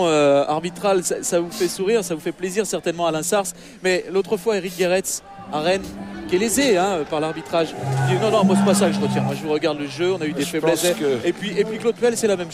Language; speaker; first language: French; native; French